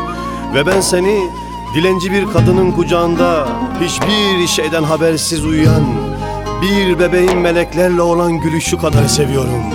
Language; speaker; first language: Turkish; native; Turkish